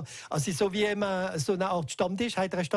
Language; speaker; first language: German; native; German